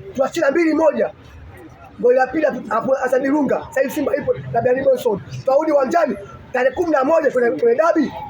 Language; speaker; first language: Swahili; native; Swahili